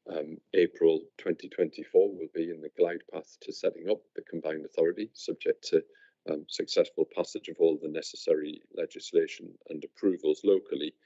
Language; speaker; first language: English; native; English